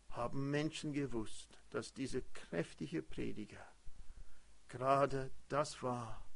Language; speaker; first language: German; early bilingual, heritage; German